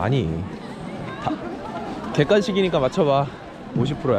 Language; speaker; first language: Korean; native; Korean